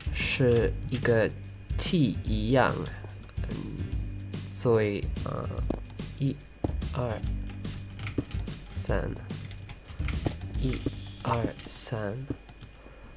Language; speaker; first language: Chinese; early bilingual, heritage; Chinese